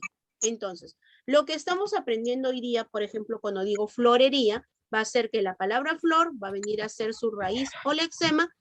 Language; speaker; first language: Spanish; native; Spanish